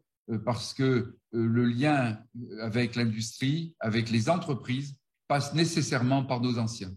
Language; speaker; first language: French; native; French